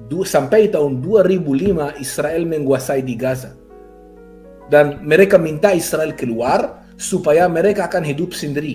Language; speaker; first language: Indonesian; non-native, fluent; Hebrew